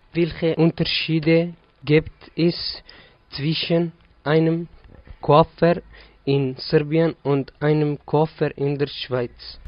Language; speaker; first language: German; non-native, learner; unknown